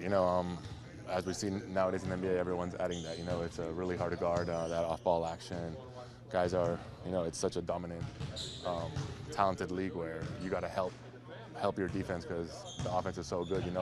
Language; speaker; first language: English; non-native, fluent; Lithuanian